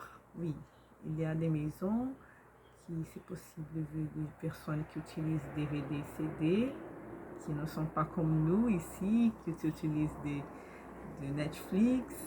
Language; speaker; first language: French; non-native, learner; Portuguese